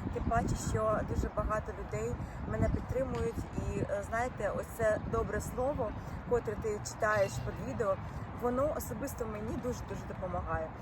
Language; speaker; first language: Ukrainian; non-native, local second language; Russian